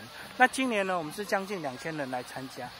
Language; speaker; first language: Chinese; native; Chinese